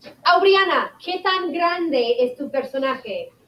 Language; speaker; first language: Spanish; non-native, fluent; English